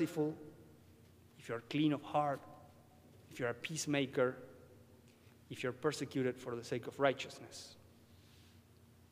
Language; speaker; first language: English; non-native, fluent; Spanish